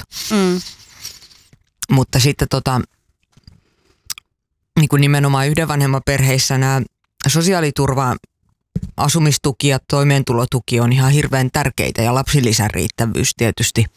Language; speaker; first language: Finnish; native; Finnish